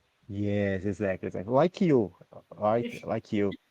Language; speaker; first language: English; non-native, learner; Portuguese